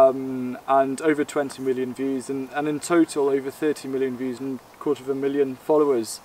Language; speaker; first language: English; native; English